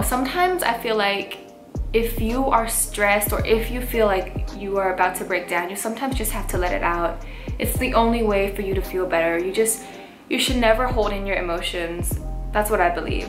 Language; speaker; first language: English; early bilingual, heritage; English